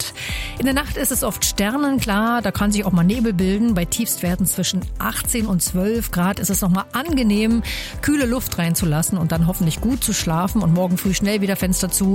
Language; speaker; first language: German; native; German